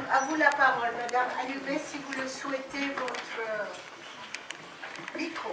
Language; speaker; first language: French; native; French